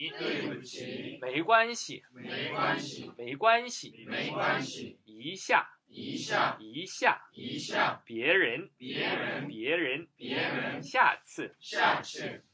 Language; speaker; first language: Chinese; non-native, fluent; Korean